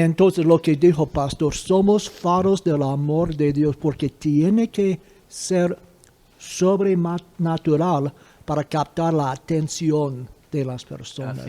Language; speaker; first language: Spanish; non-native, fluent; English